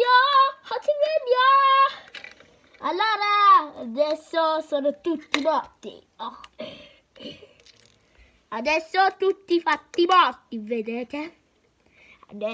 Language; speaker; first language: Italian; early bilingual, heritage; Italian